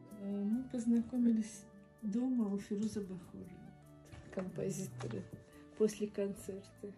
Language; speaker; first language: Russian; non-native, local second language; Tajik